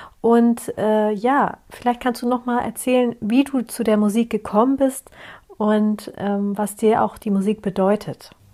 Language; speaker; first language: German; early bilingual, other home language; Turkish